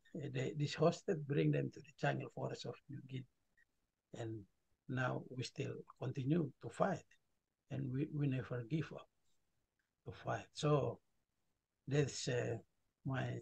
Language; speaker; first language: English; non-native, learner; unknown